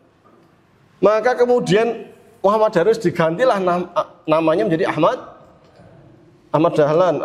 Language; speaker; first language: Indonesian; native; Indonesian